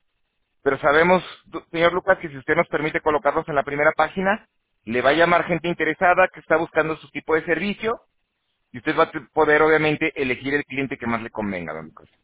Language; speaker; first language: Spanish; native; Spanish